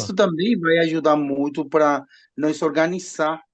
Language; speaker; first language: Portuguese; non-native, learner; Spanish